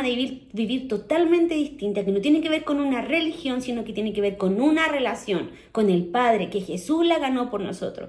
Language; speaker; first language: Spanish; native; Spanish